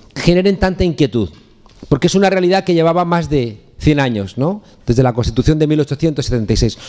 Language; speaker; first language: Spanish; native; Spanish